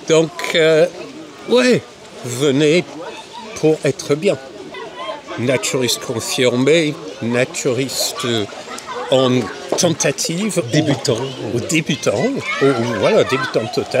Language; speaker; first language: French; non-native, fluent; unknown